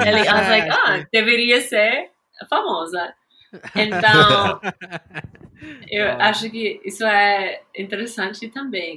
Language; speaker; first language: Portuguese; non-native, fluent; English